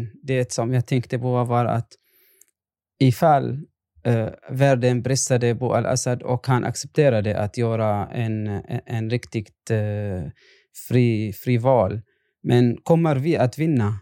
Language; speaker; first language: Swedish; non-native, fluent; Arabic